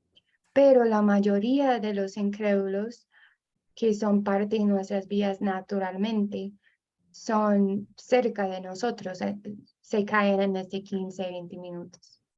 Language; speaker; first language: Spanish; non-native, fluent; English